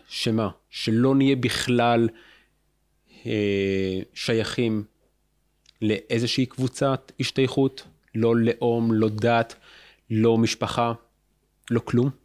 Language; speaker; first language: Hebrew; native; Hebrew